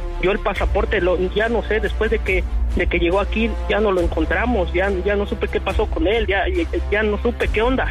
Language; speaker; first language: Spanish; native; Spanish